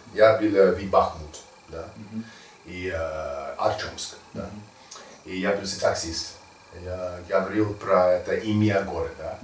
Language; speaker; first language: Russian; non-native, learner; English